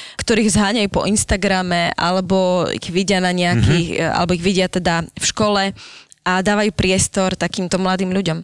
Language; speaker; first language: Slovak; native; Slovak